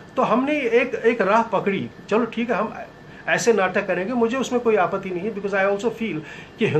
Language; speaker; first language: Hindi; native; Hindi